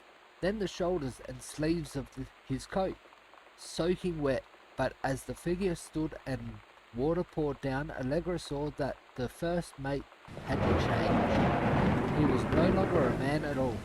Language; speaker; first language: English; native; English